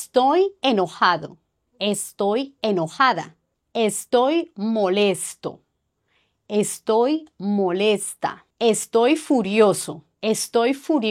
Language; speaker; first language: Spanish; non-native, fluent; French